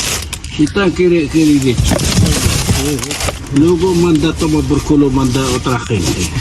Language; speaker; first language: Spanish; non-native, learner; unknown